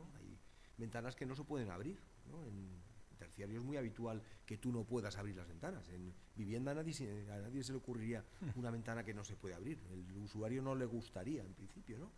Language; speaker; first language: Spanish; native; Spanish